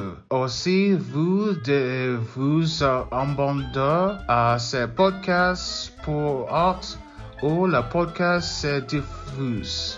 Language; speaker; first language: French; non-native, learner; English